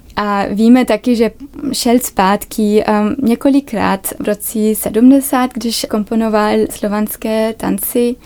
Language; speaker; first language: Czech; early bilingual, other home language; German